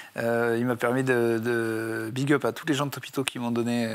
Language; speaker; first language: French; native; French